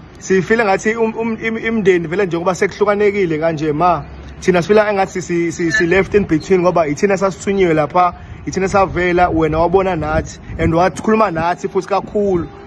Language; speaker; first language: Zulu; native; Zulu